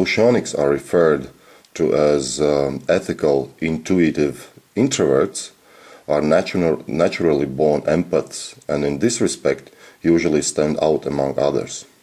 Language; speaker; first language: English; non-native, fluent; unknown